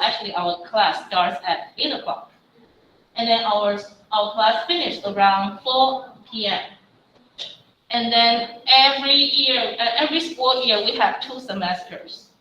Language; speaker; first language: English; non-native, fluent; Chinese